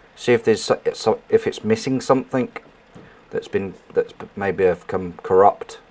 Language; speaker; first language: English; native; English